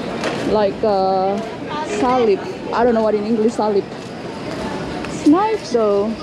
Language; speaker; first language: English; non-native, learner; Indonesian